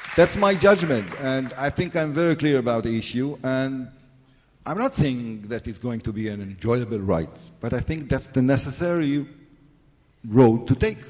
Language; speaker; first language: English; non-native, fluent; Hebrew